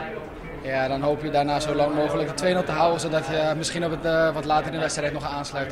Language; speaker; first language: Dutch; native; Dutch